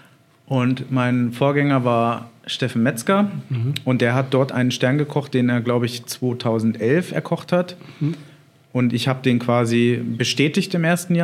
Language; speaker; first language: German; native; German